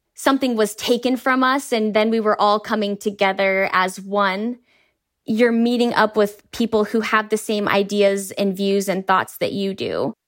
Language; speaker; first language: English; native; English